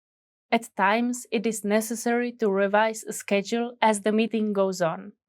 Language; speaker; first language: English; non-native, fluent; Czech